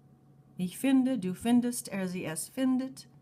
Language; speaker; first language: German; non-native, fluent; English